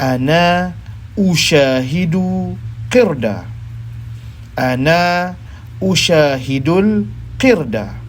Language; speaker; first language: Arabic; non-native, fluent; Malay